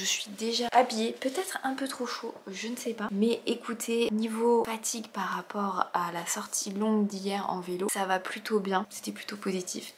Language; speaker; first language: French; native; French